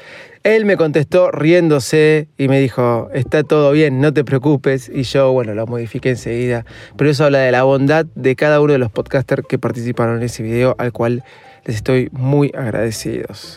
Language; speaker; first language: Spanish; native; Spanish